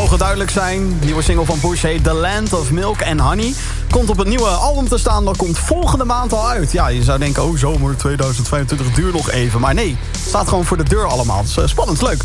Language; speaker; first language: Dutch; native; Dutch